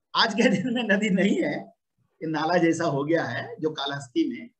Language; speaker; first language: Hindi; non-native, local second language; Telugu